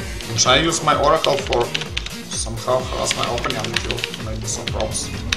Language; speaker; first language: English; non-native, learner; Russian